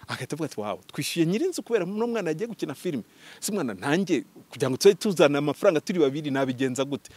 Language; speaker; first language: Kinyarwanda; early bilingual, heritage; Kinyarwanda